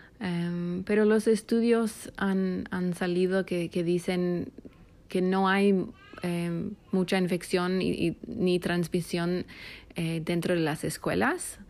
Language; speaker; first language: Spanish; non-native, fluent; English